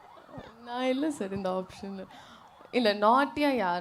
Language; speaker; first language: Tamil; non-native, learner; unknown